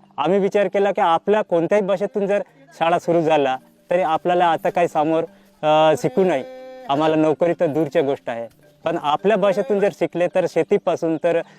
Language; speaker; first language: Marathi; non-native, local second language; Gondi